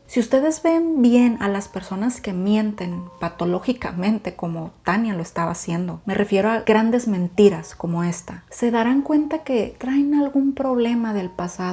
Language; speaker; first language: Spanish; native; Spanish